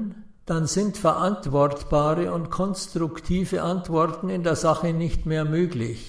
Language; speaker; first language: German; native; German